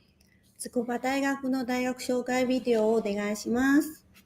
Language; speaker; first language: Japanese; non-native, local second language; Chinese